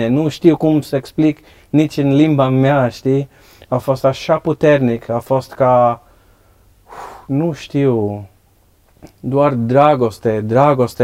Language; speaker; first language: Romanian; non-native, learner; Dutch